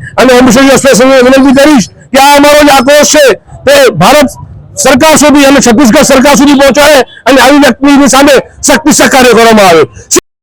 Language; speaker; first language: Gujarati; non-native, local second language; Sindhi